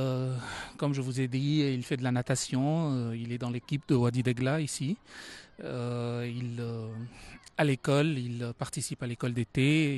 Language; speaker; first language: French; non-native, fluent; Arabic